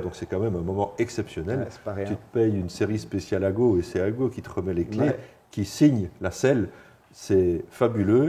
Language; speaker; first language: French; native; French